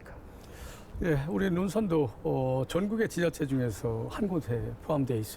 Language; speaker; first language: Korean; native; Korean